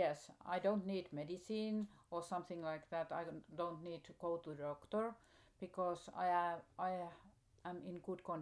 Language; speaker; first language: English; non-native, learner; Finnish